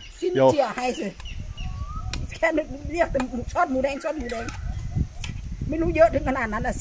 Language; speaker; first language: German; non-native, learner; Thai